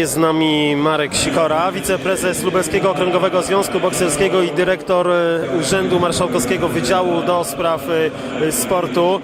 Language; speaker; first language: Polish; native; Polish